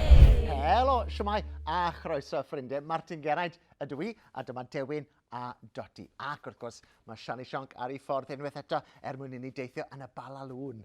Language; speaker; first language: Welsh; native; Welsh